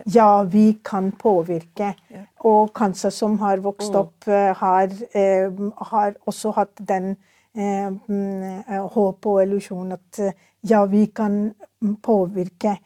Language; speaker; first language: Norwegian; non-native, fluent; Urdu